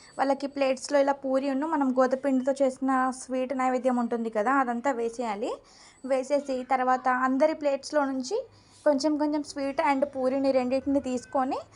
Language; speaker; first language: Telugu; non-native, local second language; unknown